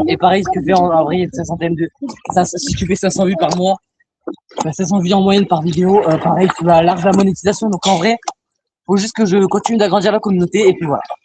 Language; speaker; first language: French; native; French